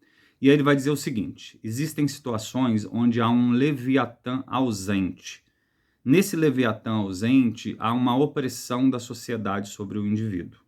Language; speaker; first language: Portuguese; native; Portuguese